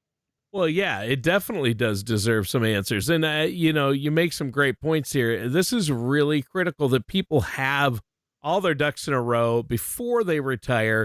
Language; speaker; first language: English; native; English